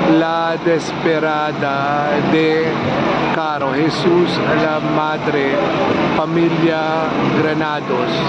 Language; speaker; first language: Filipino; native; Filipino